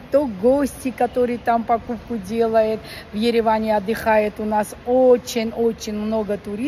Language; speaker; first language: Russian; non-native, local second language; Armenian